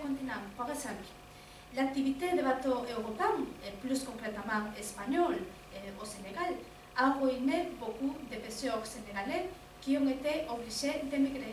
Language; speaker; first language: French; non-native, fluent; Spanish